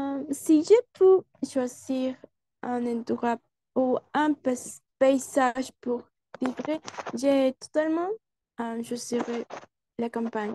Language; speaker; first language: French; non-native, learner; Spanish